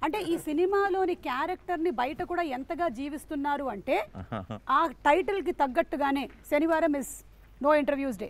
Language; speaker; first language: Telugu; native; Telugu